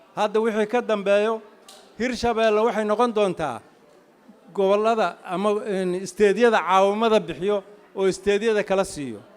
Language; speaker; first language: Somali; native; Somali